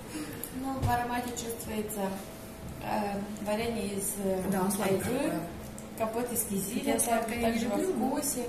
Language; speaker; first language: Russian; non-native, local second language; Romanian